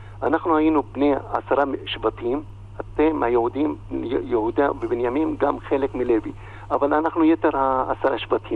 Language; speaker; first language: Hebrew; non-native, local second language; Arabic